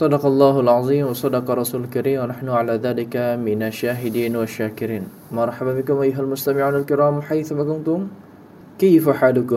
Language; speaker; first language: Arabic; non-native, fluent; Indonesian